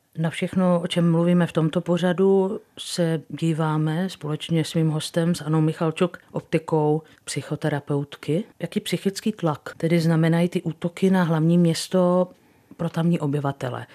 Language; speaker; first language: Czech; native; Czech